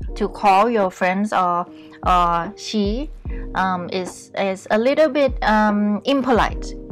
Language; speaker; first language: English; non-native, fluent; Thai